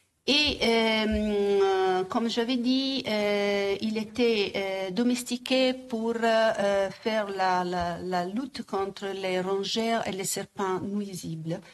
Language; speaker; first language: French; non-native, fluent; Italian